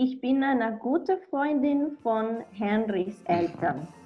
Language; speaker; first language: German; non-native, learner; Spanish